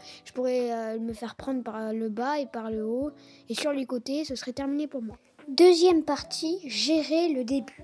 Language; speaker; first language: French; native; French